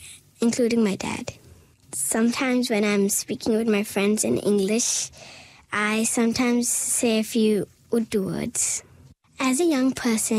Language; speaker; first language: English; non-native, local second language; Urdu